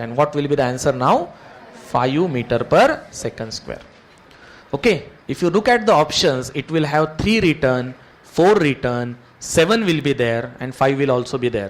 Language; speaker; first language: English; non-native, local second language; Marathi